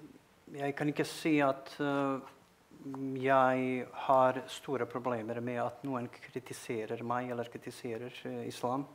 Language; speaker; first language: Norwegian; non-native, fluent; Bosnian